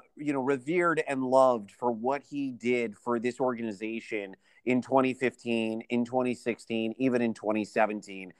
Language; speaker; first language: English; native; English